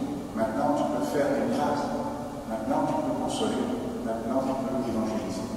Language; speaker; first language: French; native; French